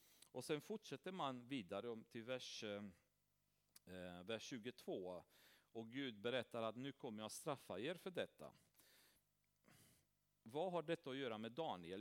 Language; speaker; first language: Swedish; non-native, fluent; Romanian